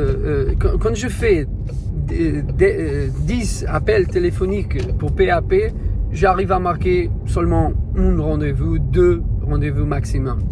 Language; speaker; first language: French; non-native, learner; Portuguese